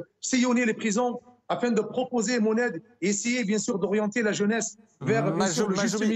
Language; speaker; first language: French; non-native, local second language; Arabic